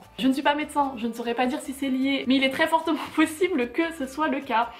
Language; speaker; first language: French; native; French